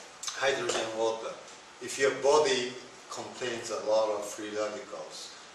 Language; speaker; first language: English; non-native, fluent; Japanese